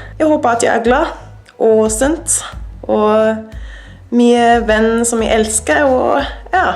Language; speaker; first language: Norwegian; non-native, learner; English